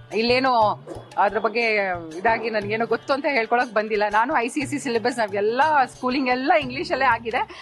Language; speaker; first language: Kannada; native; Kannada